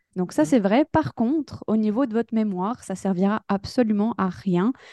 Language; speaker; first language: French; native; French